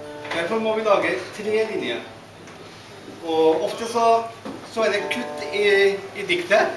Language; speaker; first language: Norwegian; non-native, fluent; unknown